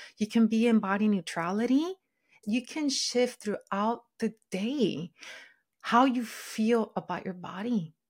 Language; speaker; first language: English; early bilingual, other home language; Spanish